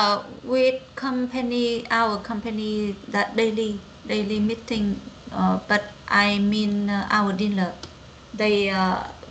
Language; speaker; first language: English; non-native, learner; Vietnamese